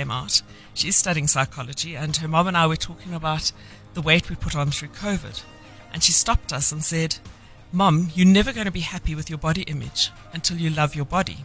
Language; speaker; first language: English; native; English